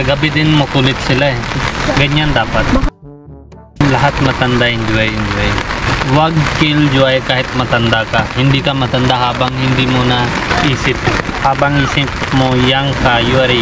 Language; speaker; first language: Filipino; non-native, learner; Hindi